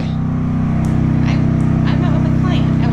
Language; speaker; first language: English; native; English